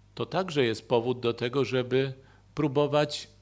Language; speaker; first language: Polish; native; Polish